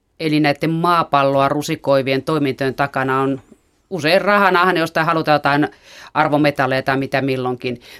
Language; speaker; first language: Finnish; native; Finnish